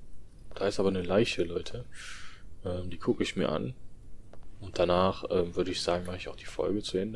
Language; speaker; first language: German; native; German